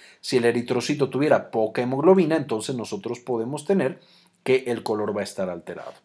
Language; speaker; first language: Spanish; native; Spanish